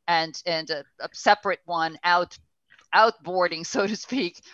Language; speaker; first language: English; non-native, fluent; Portuguese